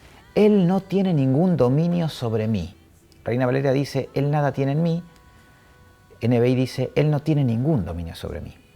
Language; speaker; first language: Spanish; native; Spanish